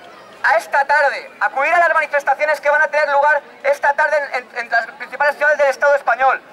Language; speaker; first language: Spanish; native; Spanish